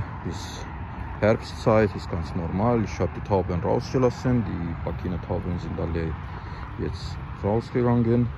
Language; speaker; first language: German; non-native, fluent; Azerbaijani